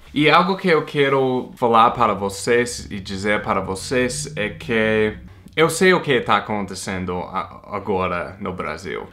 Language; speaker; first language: Portuguese; non-native, fluent; English